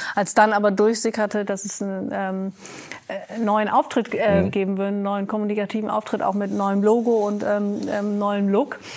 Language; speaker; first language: German; native; German